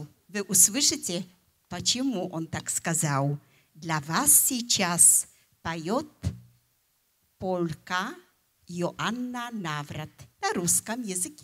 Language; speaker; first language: Russian; non-native, fluent; Polish